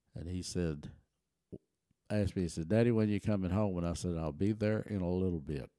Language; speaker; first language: English; early bilingual, other home language; German